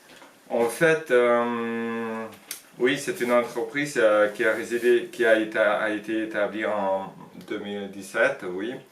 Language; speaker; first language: French; non-native, fluent; Hungarian